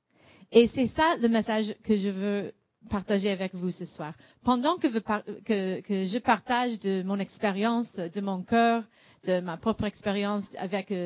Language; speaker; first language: French; non-native, fluent; English